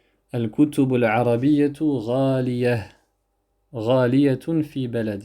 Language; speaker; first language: Arabic; non-native, fluent; French